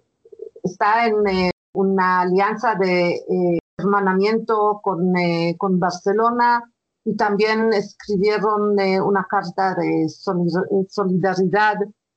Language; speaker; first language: Spanish; non-native, fluent; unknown